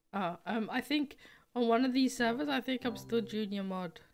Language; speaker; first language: English; native; English